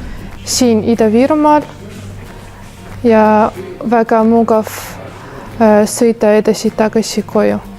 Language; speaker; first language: Estonian; non-native, local second language; Russian